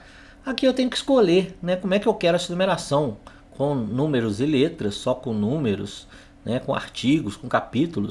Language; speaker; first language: Portuguese; native; Portuguese